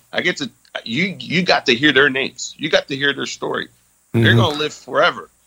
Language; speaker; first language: English; early bilingual, other home language; French